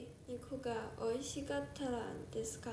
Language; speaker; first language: Japanese; non-native, learner; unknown